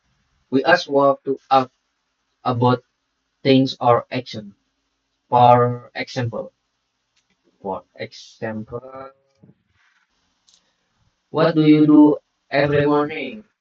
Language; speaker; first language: English; non-native, learner; Indonesian